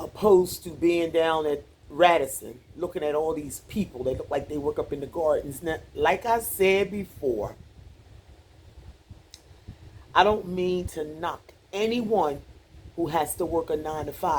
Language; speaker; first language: English; native; English